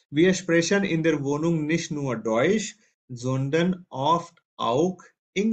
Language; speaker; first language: German; non-native, fluent; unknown